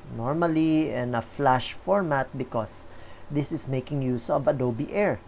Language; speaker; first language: English; non-native, local second language; Filipino